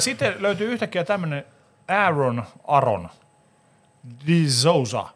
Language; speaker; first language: Finnish; native; Finnish